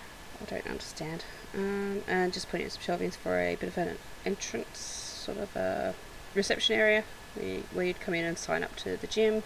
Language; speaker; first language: English; native; English